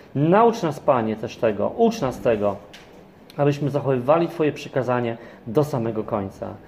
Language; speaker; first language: Polish; native; Polish